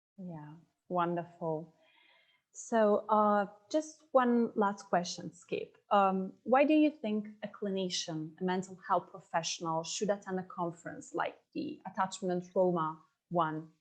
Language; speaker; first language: English; non-native, fluent; Italian